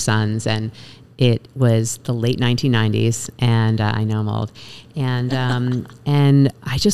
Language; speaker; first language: English; native; English